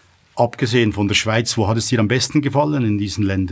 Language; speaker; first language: German; native; German